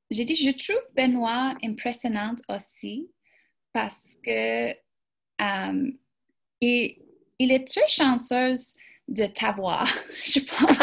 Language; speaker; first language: French; non-native, learner; English